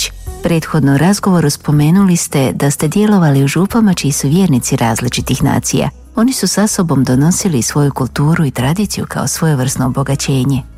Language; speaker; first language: Croatian; native; Croatian